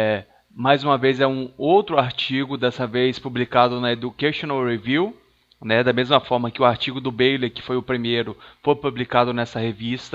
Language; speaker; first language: Portuguese; native; Portuguese